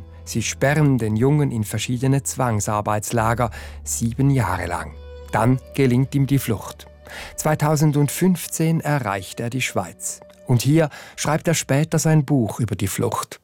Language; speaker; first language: German; native; German